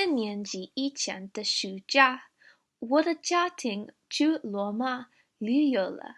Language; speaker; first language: Chinese; non-native, learner; English